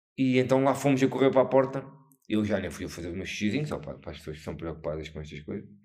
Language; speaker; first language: Portuguese; native; Portuguese